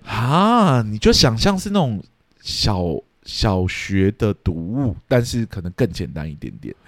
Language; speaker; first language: Chinese; early bilingual, heritage; Chinese